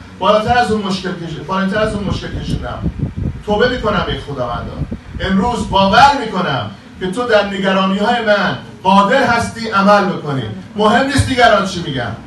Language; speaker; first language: Persian; native; Persian